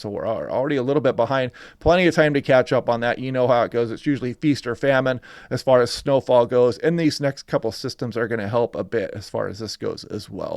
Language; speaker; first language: English; native; English